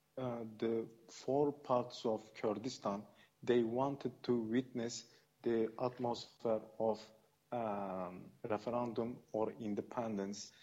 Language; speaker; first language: English; non-native, fluent; Kurdish